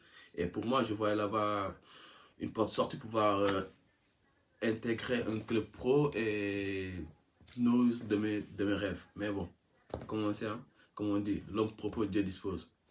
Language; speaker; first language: French; non-native, local second language; Wolof